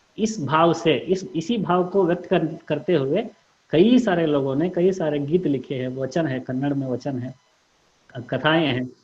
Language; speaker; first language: Hindi; non-native, local second language; Kannada